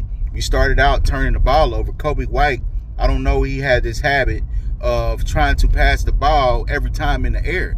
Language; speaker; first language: English; native; English